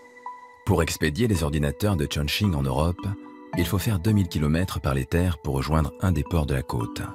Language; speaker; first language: French; native; French